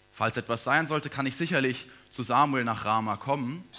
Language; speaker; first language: German; native; German